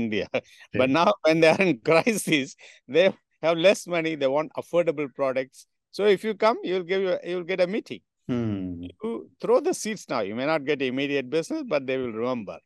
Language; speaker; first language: English; non-native, local second language; Tamil